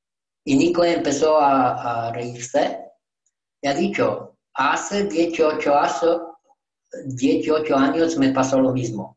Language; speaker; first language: Spanish; non-native, learner; Romanian